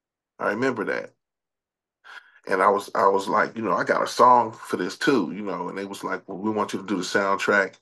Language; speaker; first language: English; native; English